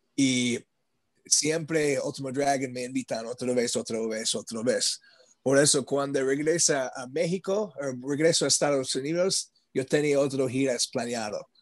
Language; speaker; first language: Spanish; non-native, learner; English